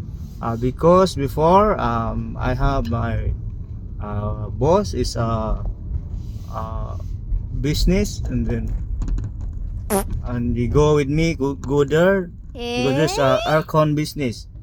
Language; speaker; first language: English; non-native, learner; Nepali